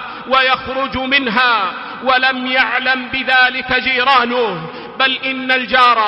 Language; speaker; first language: Arabic; native; Arabic